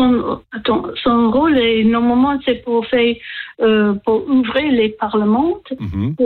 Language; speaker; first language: French; non-native, learner; English